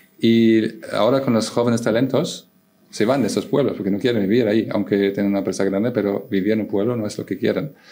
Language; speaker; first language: Spanish; non-native, fluent; German